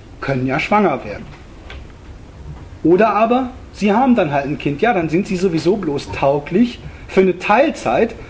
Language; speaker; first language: German; native; German